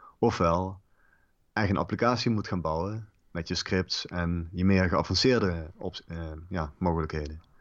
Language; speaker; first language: Dutch; native; Dutch